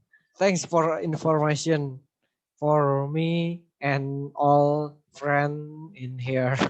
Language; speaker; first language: English; non-native, learner; Indonesian